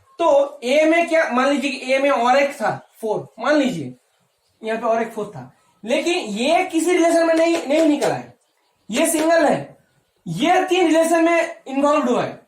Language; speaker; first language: Hindi; non-native, local second language; Bangla